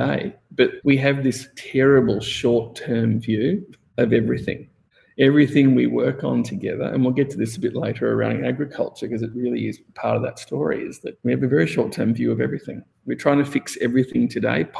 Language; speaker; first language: English; native; English